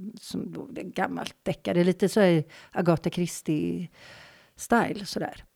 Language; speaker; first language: Swedish; native; Swedish